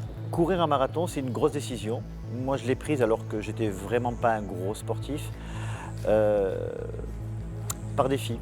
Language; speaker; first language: French; native; French